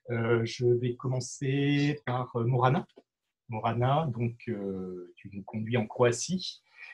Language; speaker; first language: French; native; French